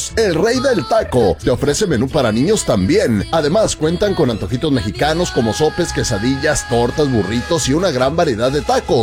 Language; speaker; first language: Spanish; native; Spanish